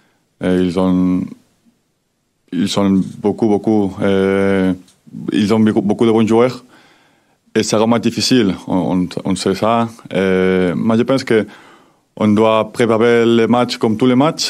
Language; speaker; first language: French; non-native, fluent; Spanish